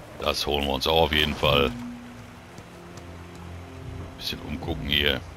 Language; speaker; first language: German; native; German